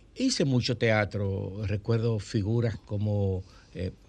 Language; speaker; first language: Spanish; native; Spanish